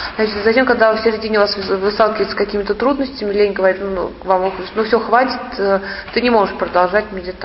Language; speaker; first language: Russian; native; Russian